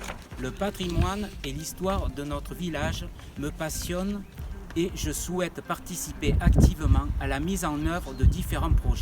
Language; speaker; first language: French; native; French